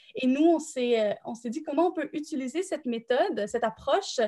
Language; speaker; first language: French; native; French